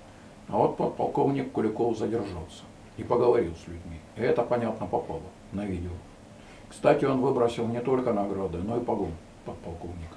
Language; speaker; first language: Russian; native; Russian